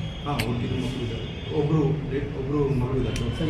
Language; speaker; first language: Kannada; non-native, fluent; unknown